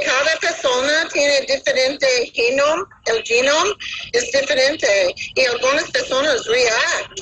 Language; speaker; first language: Spanish; non-native, learner; English